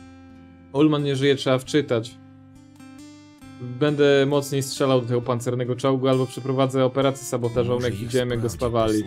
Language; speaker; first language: Polish; native; Polish